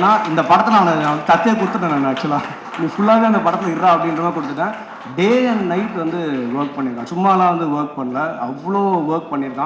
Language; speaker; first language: Tamil; native; Tamil